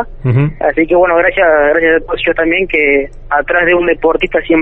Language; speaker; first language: Spanish; native; Spanish